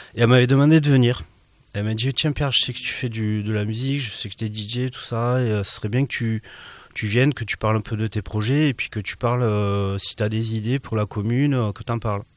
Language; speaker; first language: French; native; French